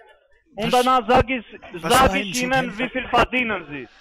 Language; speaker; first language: German; non-native, fluent; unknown